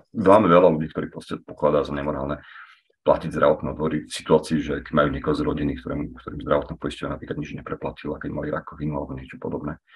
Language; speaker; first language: Slovak; native; Slovak